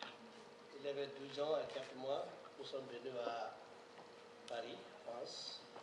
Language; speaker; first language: French; non-native, learner; Nepali